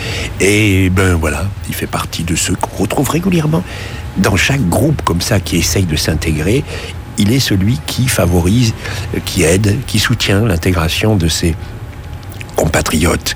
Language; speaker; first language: French; native; French